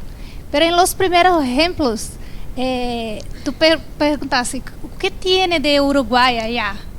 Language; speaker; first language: Spanish; non-native, learner; Portuguese